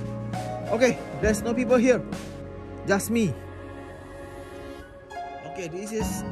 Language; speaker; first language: English; non-native, learner; Indonesian